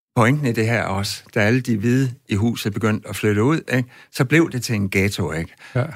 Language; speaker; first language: Danish; native; Danish